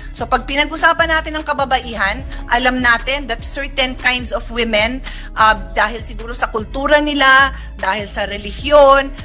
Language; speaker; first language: Filipino; native; Filipino